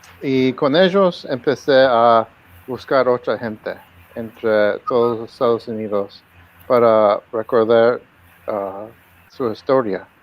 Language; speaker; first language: Spanish; early bilingual, heritage; Spanish